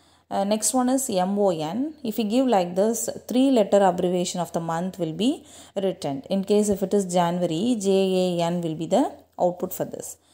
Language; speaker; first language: English; non-native, local second language; Tamil